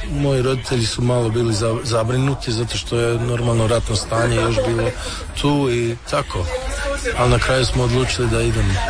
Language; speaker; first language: Serbian; early bilingual, heritage; Croatian